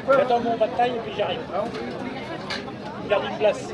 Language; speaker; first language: French; native; French